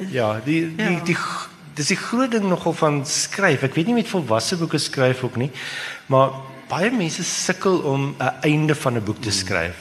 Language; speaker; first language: Afrikaans; native; Afrikaans